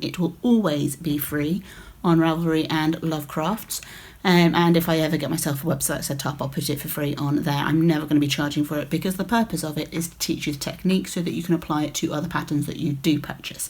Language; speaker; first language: English; native; English